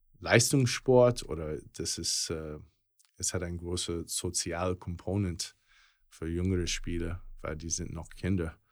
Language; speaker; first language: German; non-native, fluent; English